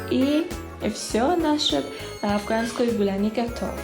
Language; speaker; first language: Russian; non-native, learner; Persian